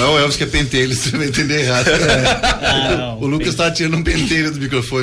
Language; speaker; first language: Portuguese; native; Portuguese